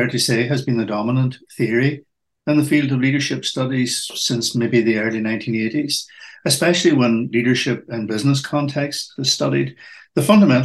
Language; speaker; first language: English; native; English